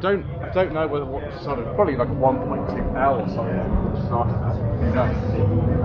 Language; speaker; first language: English; native; English